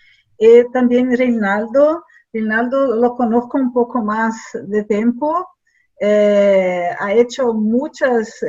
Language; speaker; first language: Spanish; non-native, fluent; Portuguese